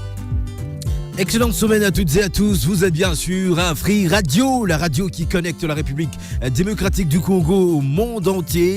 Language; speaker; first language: French; non-native, local second language; Lingala